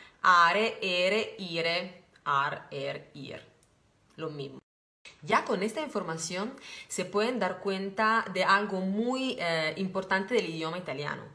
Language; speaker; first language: Spanish; non-native, fluent; Italian